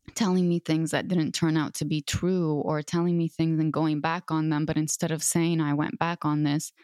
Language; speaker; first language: English; non-native, fluent; Arabic